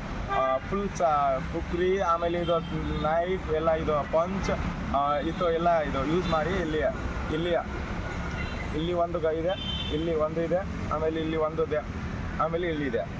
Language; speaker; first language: Kannada; non-native, learner; Nepali